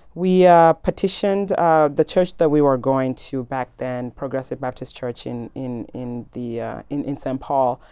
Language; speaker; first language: English; early bilingual, other home language; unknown